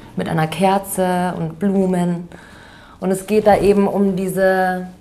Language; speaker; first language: German; early bilingual, other home language; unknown